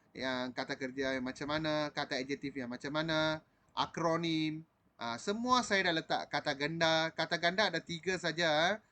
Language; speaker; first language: Malay; non-native, local second language; Tamil